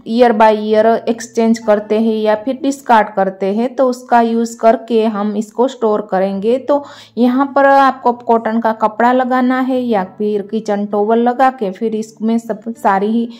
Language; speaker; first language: Hindi; non-native, local second language; Gujarati